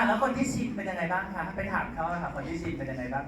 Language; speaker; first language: Thai; native; Thai